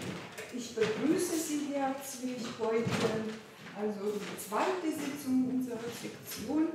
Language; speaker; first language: German; non-native, fluent; Ukrainian